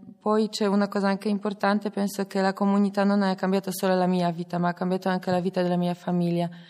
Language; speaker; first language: Italian; non-native, fluent; Polish